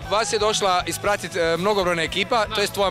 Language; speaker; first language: Serbian; native; Serbian